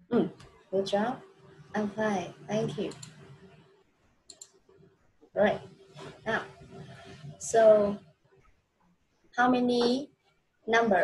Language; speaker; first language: English; non-native, fluent; Vietnamese